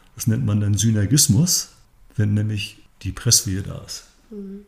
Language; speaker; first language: German; native; German